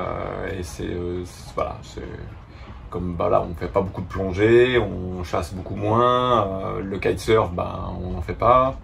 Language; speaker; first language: French; native; French